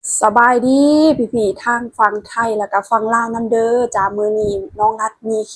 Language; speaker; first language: Thai; non-native, local second language; Lao